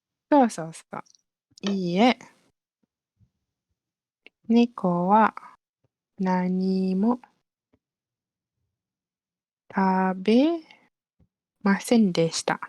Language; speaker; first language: Japanese; non-native, learner; Malay